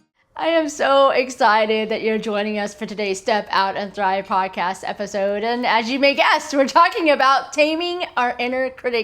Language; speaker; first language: English; native; English